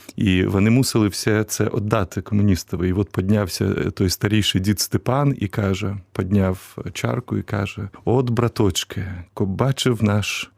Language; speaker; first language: Ukrainian; native; Ukrainian